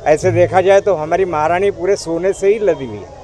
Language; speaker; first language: Hindi; non-native, local second language; Marathi